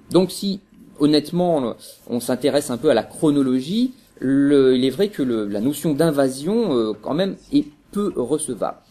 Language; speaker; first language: French; native; French